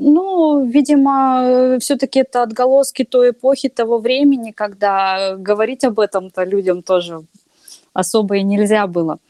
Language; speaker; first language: Russian; native; Russian